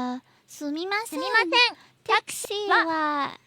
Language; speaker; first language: Japanese; non-native, learner; English